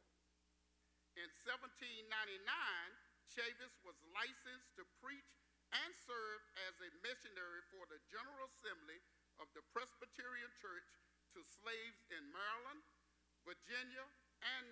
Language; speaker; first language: English; native; English